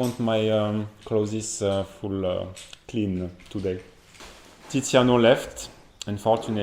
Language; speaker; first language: English; non-native, learner; French